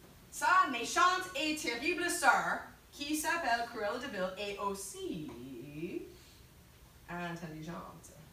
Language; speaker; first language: French; non-native, fluent; English